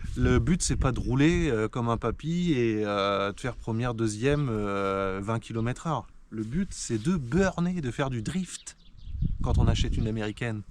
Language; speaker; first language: French; native; French